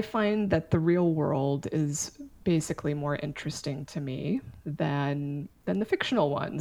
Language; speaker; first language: English; native; English